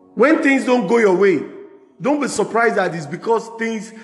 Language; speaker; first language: English; non-native, local second language; Yoruba